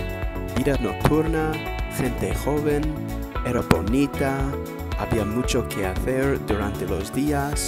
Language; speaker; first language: Spanish; non-native, fluent; English